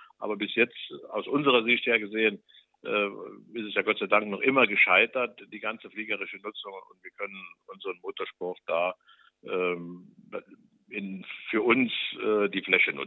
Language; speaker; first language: German; native; German